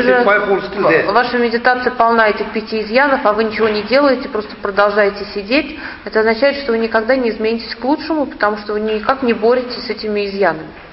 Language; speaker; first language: Russian; native; Russian